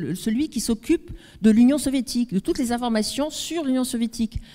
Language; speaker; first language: French; native; French